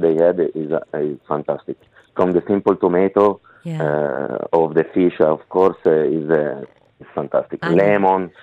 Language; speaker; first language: English; non-native, learner; Italian